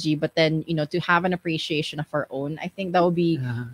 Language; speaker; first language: English; non-native, local second language; Filipino